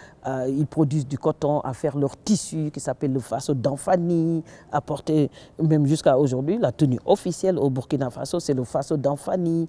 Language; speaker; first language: French; non-native, local second language; Wolof